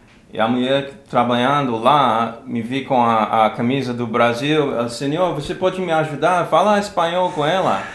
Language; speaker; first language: Portuguese; non-native, fluent; English